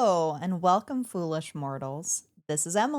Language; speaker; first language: English; native; English